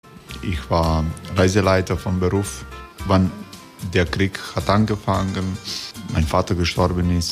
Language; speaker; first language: German; non-native, learner; Croatian